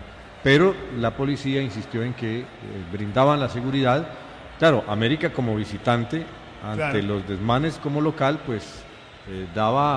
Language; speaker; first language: Spanish; native; Spanish